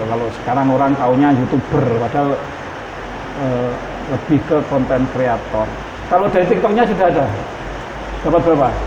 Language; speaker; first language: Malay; non-native, local second language; Javanese